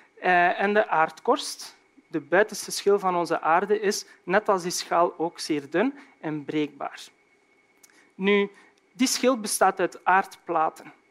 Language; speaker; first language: Dutch; native; Dutch